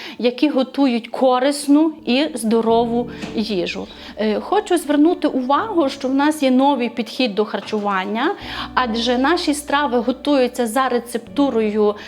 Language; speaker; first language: Ukrainian; native; Ukrainian